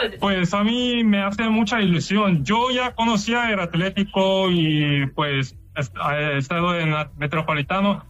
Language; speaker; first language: Spanish; non-native, learner; Korean